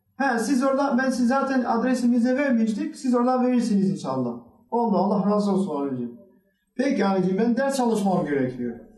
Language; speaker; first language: Turkish; non-native, learner; Albanian